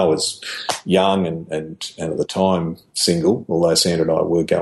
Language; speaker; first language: English; native; English